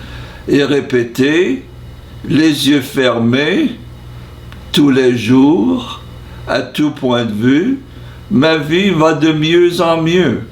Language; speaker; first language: French; non-native, fluent; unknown